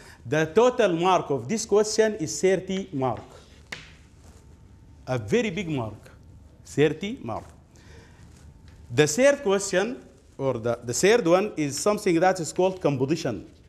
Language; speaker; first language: English; non-native, fluent; Arabic